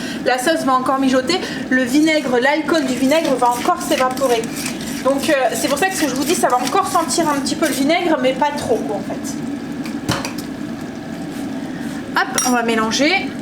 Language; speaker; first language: French; native; French